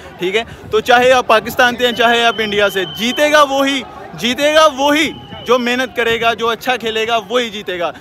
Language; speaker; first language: Urdu; non-native, local second language; Punjabi